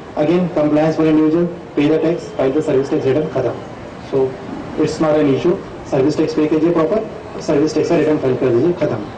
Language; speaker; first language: Hindi; non-native, local second language; Sindhi